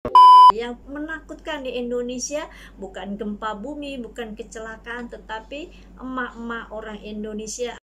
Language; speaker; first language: Indonesian; non-native, local second language; Malay